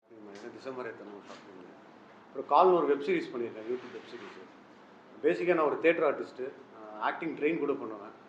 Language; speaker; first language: Tamil; native; Tamil